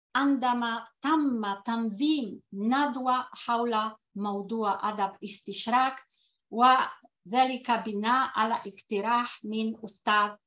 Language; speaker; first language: Arabic; non-native, fluent; Polish